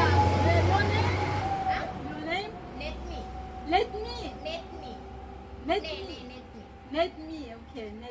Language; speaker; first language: English; non-native, learner; Korean